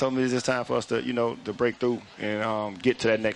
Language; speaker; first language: English; native; English